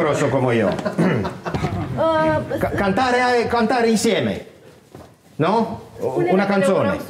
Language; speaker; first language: Italian; non-native, learner; Romanian